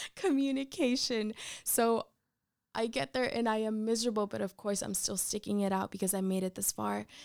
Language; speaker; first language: English; early bilingual, other home language; Spanish